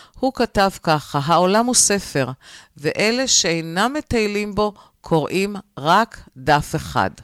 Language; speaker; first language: Hebrew; native; Hebrew